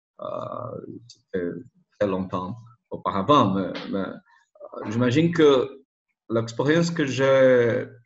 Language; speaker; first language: French; non-native, learner; Portuguese